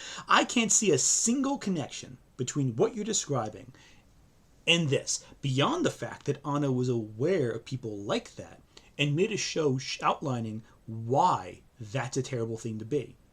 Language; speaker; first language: English; native; English